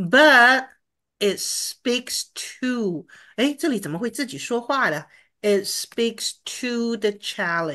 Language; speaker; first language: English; non-native, fluent; Chinese